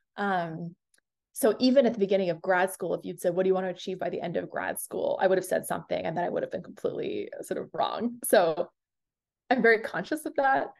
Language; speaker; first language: English; native; English